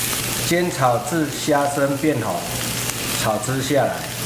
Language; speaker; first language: Chinese; native; Chinese